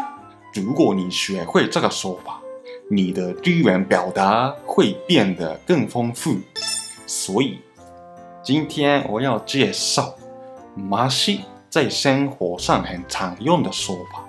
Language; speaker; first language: Chinese; non-native, fluent; Japanese